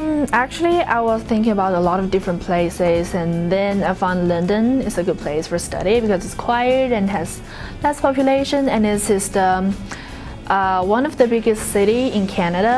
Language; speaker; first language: English; non-native, learner; Chinese